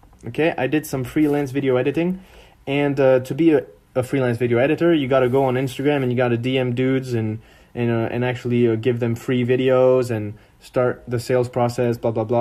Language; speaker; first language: English; non-native, fluent; French